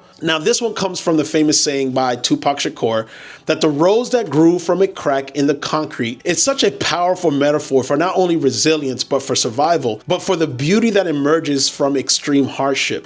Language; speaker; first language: English; native; English